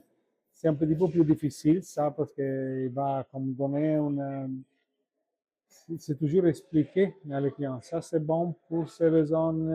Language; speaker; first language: French; non-native, learner; Italian